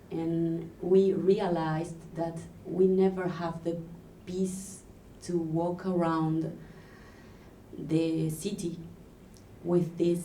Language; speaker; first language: English; non-native, learner; Spanish